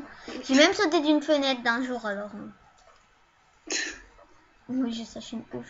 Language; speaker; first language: French; early bilingual, other home language; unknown